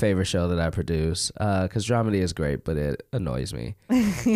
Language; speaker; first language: English; native; English